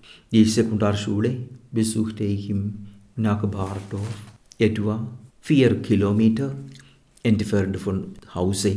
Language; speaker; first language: German; non-native, fluent; Malayalam